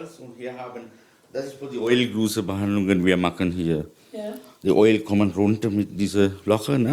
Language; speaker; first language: German; non-native, learner; Sinhala